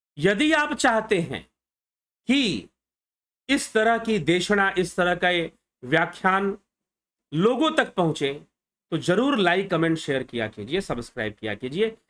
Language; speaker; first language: Hindi; native; Hindi